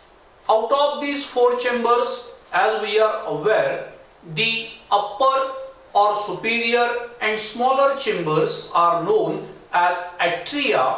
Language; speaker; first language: English; non-native, local second language; Marathi